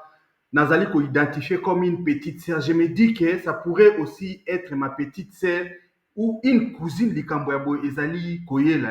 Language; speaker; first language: French; non-native, local second language; Lingala